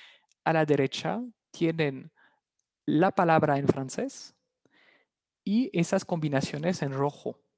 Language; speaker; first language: Spanish; non-native, fluent; French